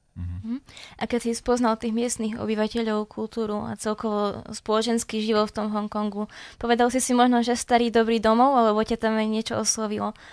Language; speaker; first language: Slovak; native; Slovak